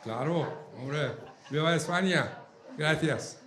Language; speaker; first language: Spanish; non-native, fluent; Persian